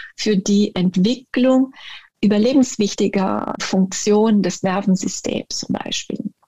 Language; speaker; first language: German; non-native, fluent; Italian